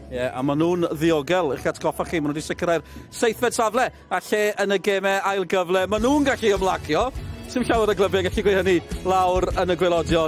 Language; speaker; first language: Welsh; native; Welsh